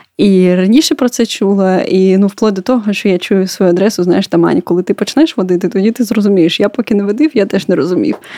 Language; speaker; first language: Ukrainian; non-native, local second language; Russian